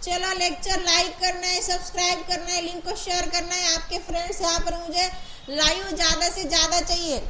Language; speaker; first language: Hindi; non-native, local second language; Marathi